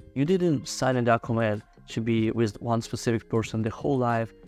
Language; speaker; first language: English; non-native, fluent; Russian